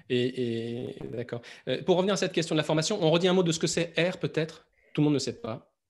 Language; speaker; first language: French; native; French